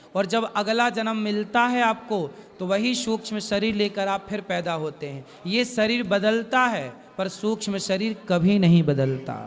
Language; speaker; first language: Hindi; native; Hindi